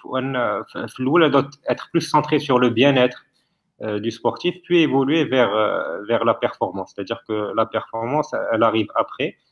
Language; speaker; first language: French; non-native, local second language; Arabic